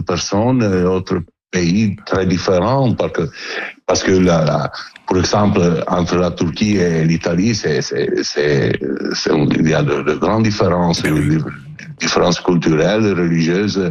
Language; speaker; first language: French; non-native, learner; Italian